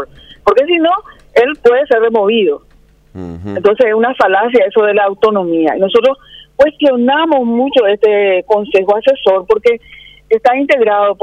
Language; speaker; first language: Spanish; native; Spanish